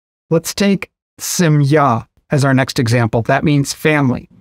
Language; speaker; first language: English; native; English